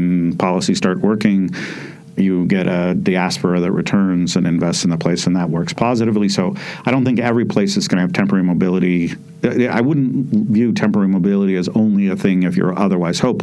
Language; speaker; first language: English; native; English